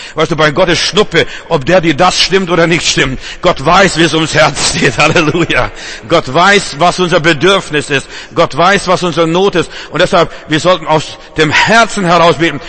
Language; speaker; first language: German; non-native, fluent; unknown